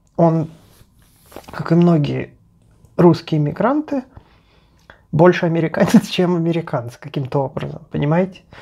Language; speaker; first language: Russian; native; Russian